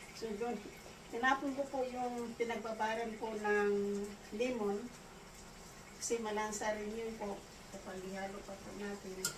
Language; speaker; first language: Filipino; non-native, local second language; Cebuano